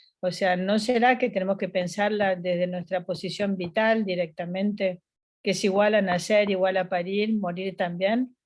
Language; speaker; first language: Spanish; native; Spanish